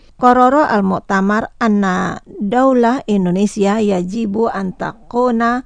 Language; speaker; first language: Arabic; non-native, fluent; Indonesian